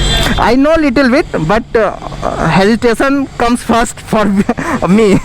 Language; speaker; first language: English; non-native, local second language; Hindi